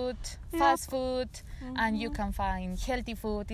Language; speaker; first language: English; non-native, learner; Spanish